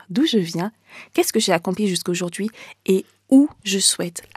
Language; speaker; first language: French; native; French